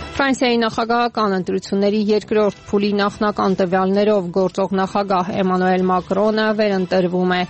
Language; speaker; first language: Armenian; native; Armenian